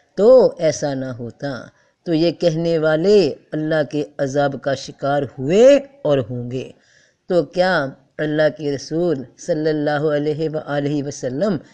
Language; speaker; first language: Urdu; native; Urdu